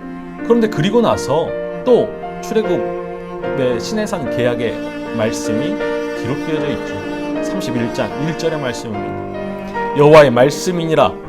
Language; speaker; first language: Korean; native; Korean